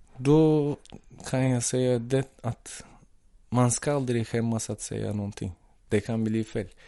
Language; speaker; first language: Swedish; non-native, fluent; Turkish